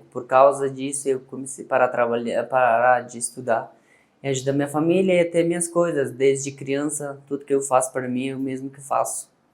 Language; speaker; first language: Portuguese; non-native, learner; Persian